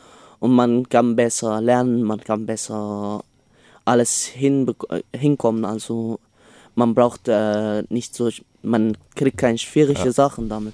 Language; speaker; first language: German; non-native, learner; Arabic